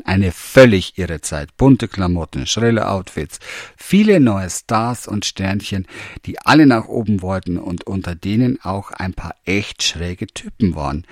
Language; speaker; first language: German; native; German